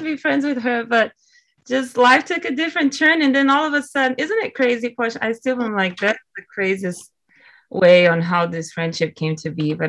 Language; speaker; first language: English; non-native, fluent; Portuguese